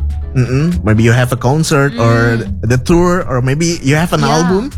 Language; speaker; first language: English; non-native, fluent; Indonesian